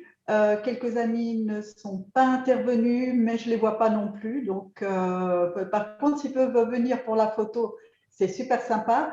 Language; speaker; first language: French; native; French